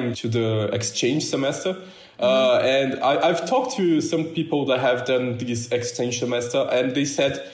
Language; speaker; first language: English; non-native, fluent; Portuguese